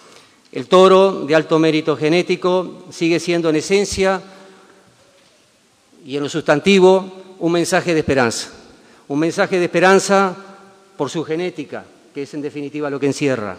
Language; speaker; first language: Spanish; native; Spanish